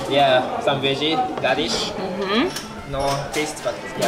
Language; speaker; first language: English; non-native, learner; Japanese